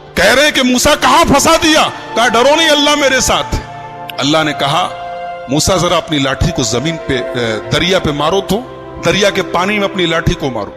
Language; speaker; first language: Urdu; native; Urdu